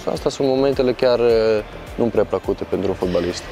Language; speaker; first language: Romanian; non-native, fluent; Croatian